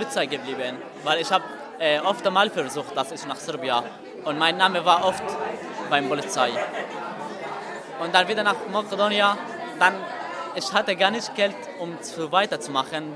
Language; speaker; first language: German; non-native, learner; Arabic